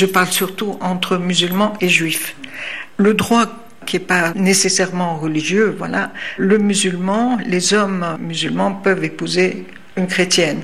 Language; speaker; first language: French; non-native, local second language; Arabic